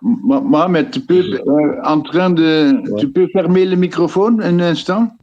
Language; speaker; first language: French; non-native, fluent; Dutch